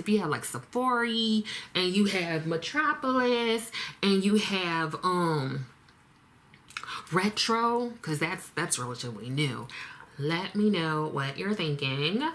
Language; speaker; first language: English; native; English